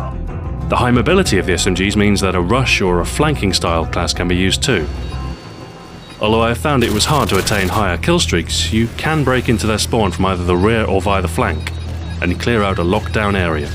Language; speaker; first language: English; native; English